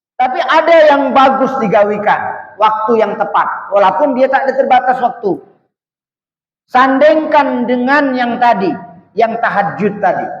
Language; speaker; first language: Malay; native; Malay